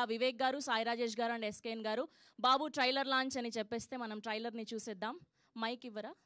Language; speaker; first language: Telugu; native; Telugu